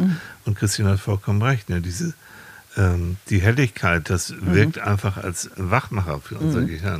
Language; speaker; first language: German; native; German